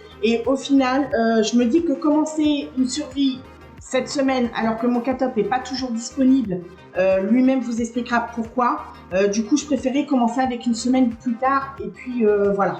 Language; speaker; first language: French; native; French